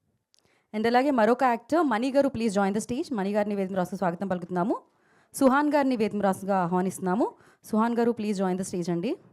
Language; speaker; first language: Telugu; native; Telugu